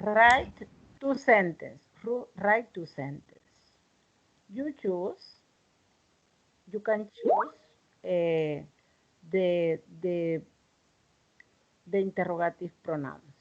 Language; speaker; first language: English; non-native, learner; Spanish